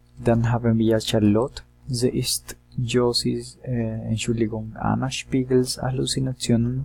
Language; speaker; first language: German; non-native, learner; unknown